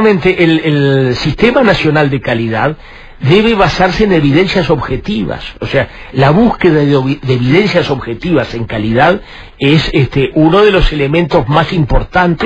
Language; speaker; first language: Spanish; native; Spanish